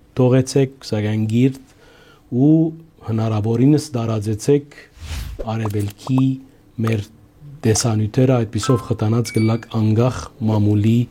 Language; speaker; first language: Armenian; early bilingual, heritage; Armenian